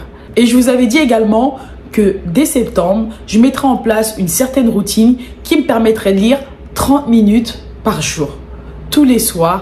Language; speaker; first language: French; native; French